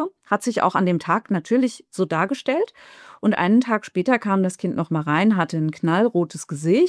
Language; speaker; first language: German; native; German